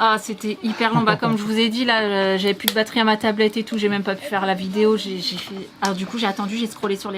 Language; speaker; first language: French; native; French